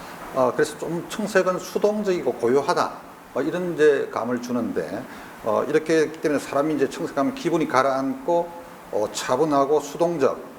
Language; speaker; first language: Korean; native; Korean